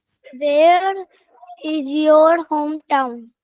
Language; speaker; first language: English; non-native, learner; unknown